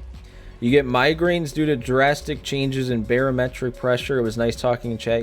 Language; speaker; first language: English; native; English